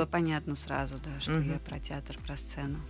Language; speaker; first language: Russian; native; Russian